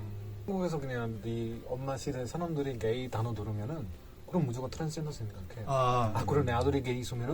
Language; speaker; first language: Korean; non-native, learner; Spanish